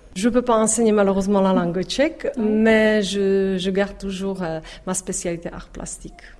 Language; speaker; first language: French; non-native, fluent; Czech